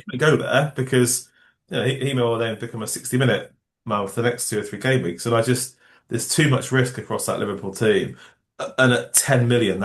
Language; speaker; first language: English; native; English